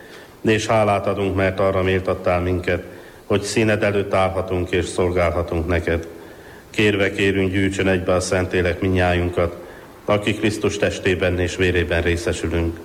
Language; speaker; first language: Hungarian; native; Hungarian